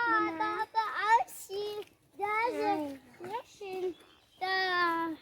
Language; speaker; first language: German; early bilingual, other home language; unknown